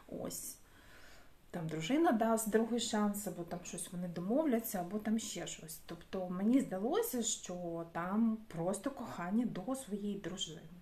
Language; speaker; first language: Ukrainian; native; Ukrainian